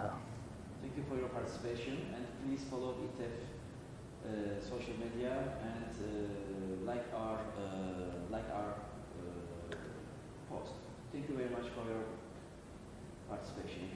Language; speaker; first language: English; non-native, learner; Turkish